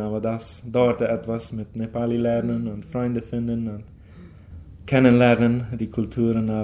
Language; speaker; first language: German; early bilingual, heritage; German